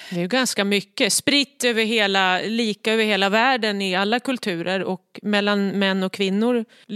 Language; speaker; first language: Swedish; native; Swedish